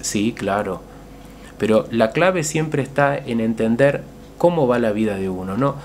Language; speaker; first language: Spanish; native; Spanish